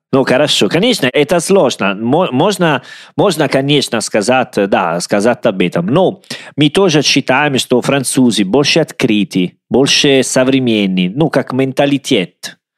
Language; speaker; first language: Russian; non-native, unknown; Italian